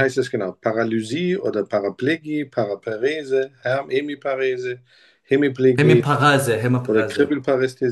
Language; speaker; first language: German; native; German